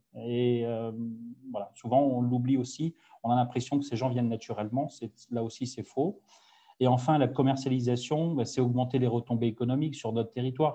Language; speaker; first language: French; native; French